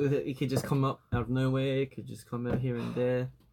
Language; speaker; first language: English; early bilingual, other home language; Korean